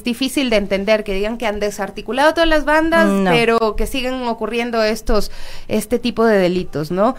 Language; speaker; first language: Spanish; native; Spanish